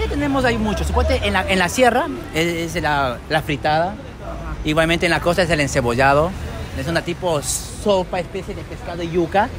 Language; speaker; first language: Spanish; native; Spanish